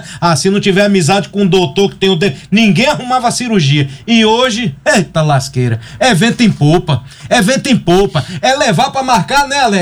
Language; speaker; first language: Portuguese; native; Portuguese